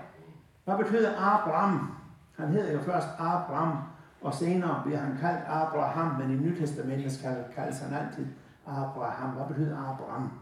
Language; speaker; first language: Danish; native; Danish